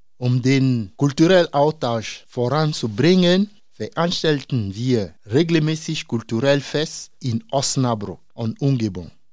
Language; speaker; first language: German; non-native, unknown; Dyula